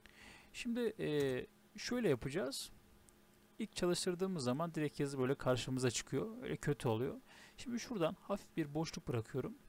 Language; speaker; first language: Turkish; native; Turkish